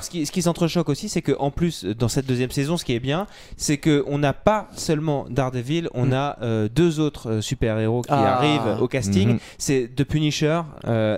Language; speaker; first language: French; native; French